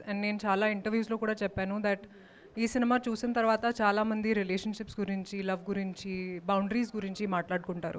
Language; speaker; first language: Telugu; non-native, fluent; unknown